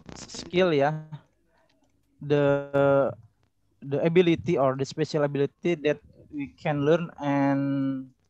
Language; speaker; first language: English; non-native, learner; Indonesian